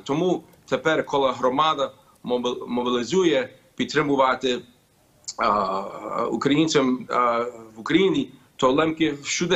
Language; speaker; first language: Ukrainian; early bilingual, heritage; Ukrainian